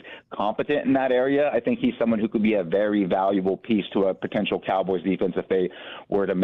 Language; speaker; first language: English; native; English